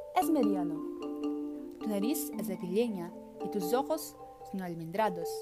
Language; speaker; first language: Spanish; non-native, learner; Portuguese